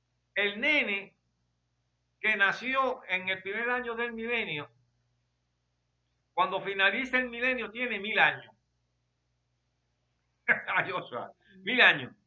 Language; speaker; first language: Spanish; native; Spanish